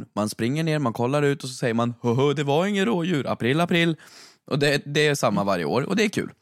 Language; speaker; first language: Swedish; native; Swedish